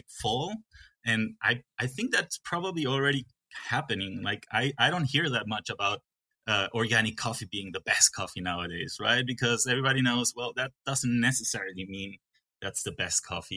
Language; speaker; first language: English; non-native, fluent; Spanish